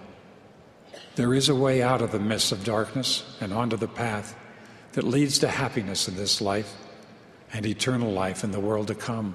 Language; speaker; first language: English; native; English